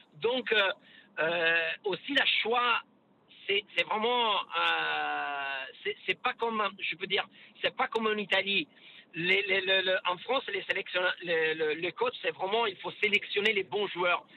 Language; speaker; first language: French; non-native, fluent; Italian